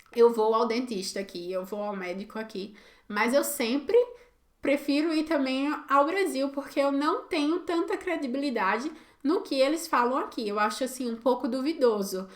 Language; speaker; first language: Portuguese; native; Portuguese